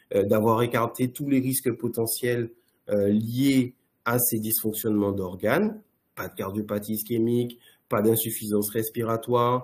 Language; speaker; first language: French; native; French